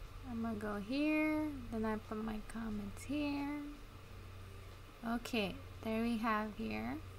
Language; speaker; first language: English; early bilingual, other home language; Japanese